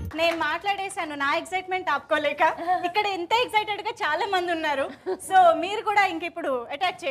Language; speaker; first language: Telugu; native; Telugu